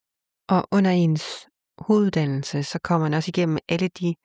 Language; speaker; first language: Danish; native; Danish